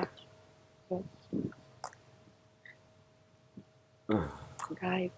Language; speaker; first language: English; non-native, learner; Vietnamese